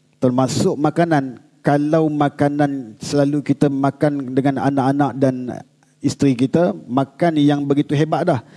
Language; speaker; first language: Malay; native; Malay